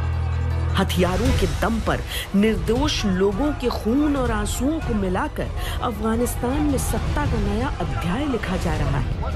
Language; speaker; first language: Hindi; native; Hindi